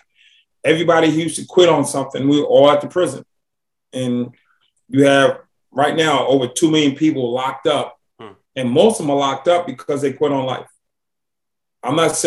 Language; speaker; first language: English; native; English